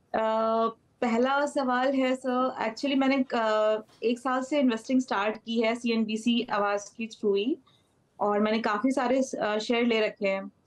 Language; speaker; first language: Hindi; native; Hindi